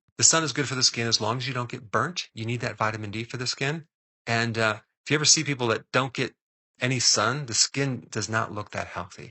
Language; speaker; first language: English; native; English